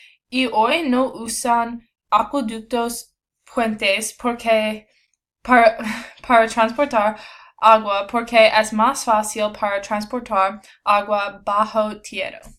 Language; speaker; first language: Spanish; non-native, learner; English